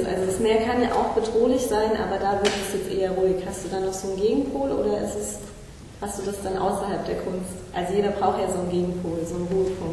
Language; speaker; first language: German; native; German